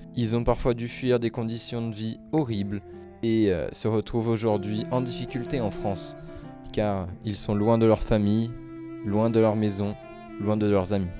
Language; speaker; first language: French; native; French